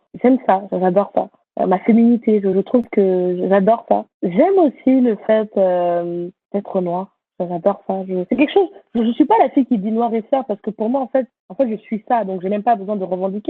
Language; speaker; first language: French; native; French